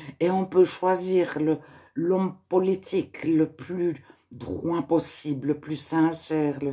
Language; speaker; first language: French; native; French